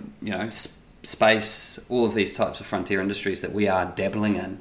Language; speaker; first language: English; native; English